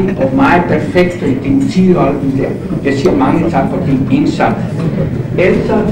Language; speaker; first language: Danish; non-native, fluent; Spanish